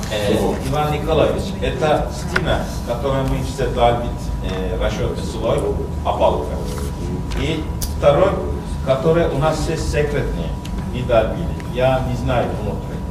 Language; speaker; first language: Russian; non-native, learner; Turkish